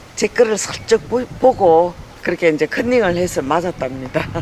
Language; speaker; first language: Korean; native; Korean